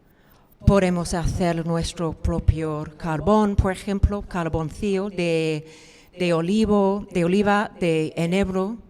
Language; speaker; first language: Spanish; non-native, fluent; English